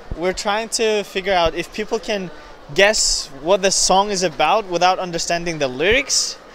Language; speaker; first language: English; non-native, fluent; Turkmen